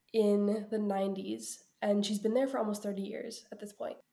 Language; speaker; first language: English; early bilingual, other home language; Ukrainian